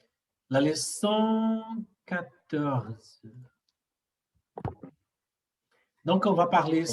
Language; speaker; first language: French; non-native, fluent; Portuguese